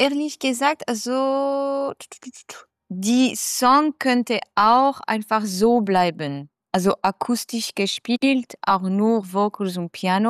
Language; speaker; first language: German; non-native, fluent; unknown